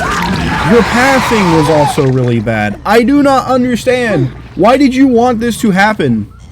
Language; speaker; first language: English; native; English